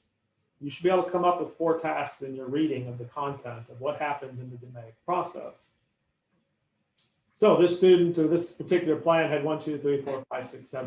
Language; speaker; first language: English; native; English